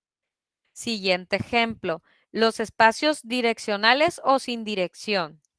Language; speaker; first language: Spanish; native; Spanish